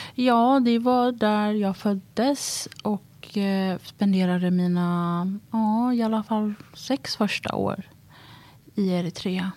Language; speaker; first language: Swedish; early bilingual, other home language; Tigrinya